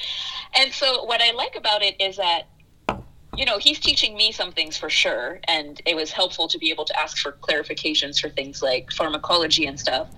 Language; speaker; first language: English; early bilingual, other home language; French